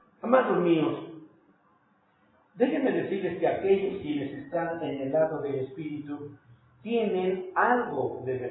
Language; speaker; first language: Spanish; native; Spanish